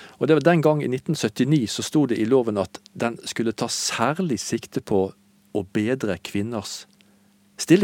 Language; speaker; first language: Norwegian; native; Norwegian